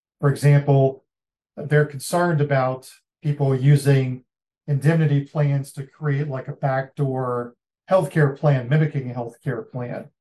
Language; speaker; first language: English; native; English